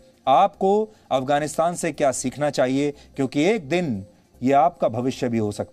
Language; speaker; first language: Hindi; native; Hindi